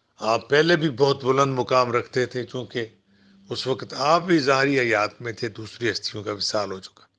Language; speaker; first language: Urdu; non-native, local second language; Punjabi